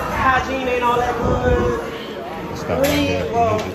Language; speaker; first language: English; native; English